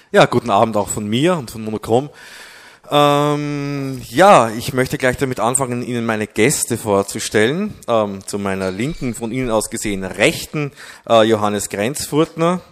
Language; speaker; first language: German; native; German